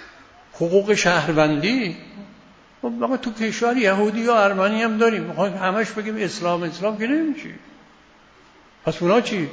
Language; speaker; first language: Persian; native; Persian